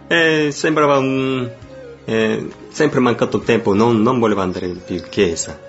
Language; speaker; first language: Italian; non-native, fluent; Korean